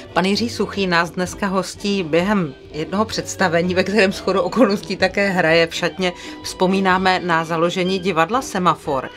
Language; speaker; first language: Czech; native; Czech